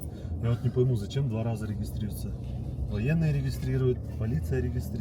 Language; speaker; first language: Russian; native; Russian